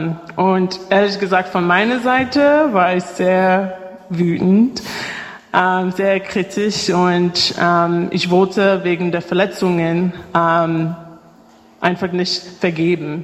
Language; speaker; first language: German; non-native, fluent; English